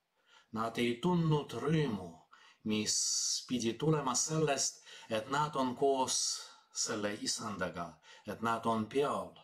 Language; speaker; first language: Estonian; non-native, fluent; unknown